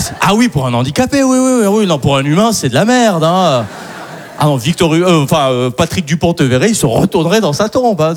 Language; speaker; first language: French; early bilingual, other home language; Arabic